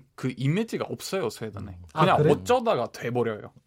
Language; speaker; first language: Korean; non-native, fluent; Swedish